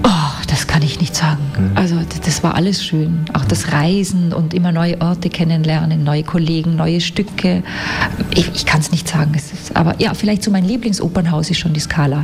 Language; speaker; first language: German; native; German